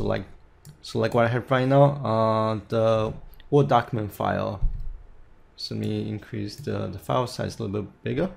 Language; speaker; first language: English; non-native, fluent; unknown